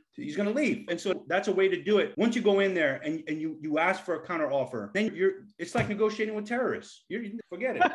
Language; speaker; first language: English; native; English